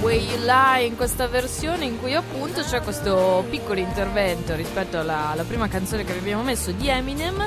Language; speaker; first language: Italian; native; Italian